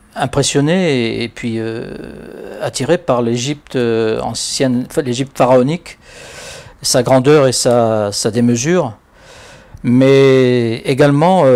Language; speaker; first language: French; native; French